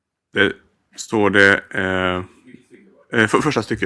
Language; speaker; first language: Swedish; native; Swedish